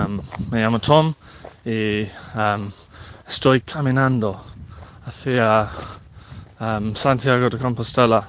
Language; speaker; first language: Spanish; non-native, fluent; English